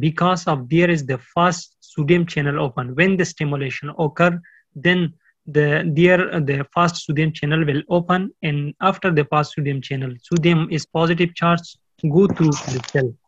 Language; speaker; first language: English; non-native, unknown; Pashto